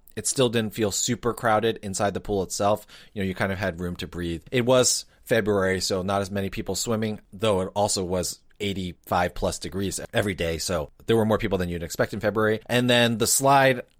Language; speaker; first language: English; native; English